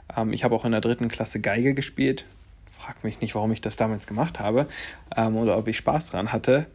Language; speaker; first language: German; native; German